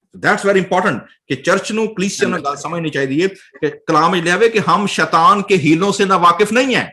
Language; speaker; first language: Urdu; non-native, local second language; Punjabi